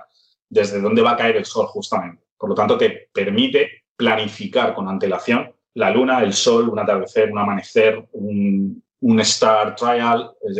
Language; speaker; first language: Spanish; native; Spanish